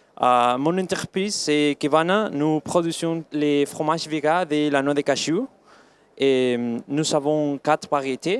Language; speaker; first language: French; non-native, learner; Spanish